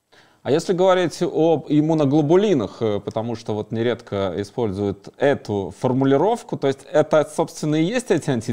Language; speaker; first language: Russian; native; Russian